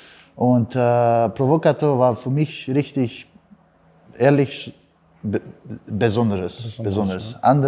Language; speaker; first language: German; non-native, learner; Bosnian